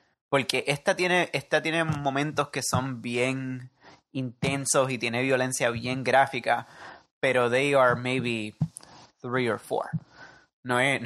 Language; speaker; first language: Spanish; early bilingual, heritage; Spanish